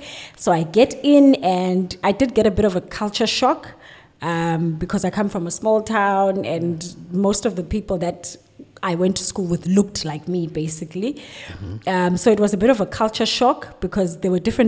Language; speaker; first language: English; non-native, local second language; Xhosa